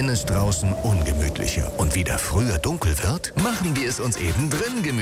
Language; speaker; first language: German; native; German